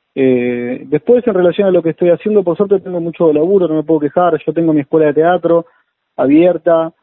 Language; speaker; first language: Spanish; native; Spanish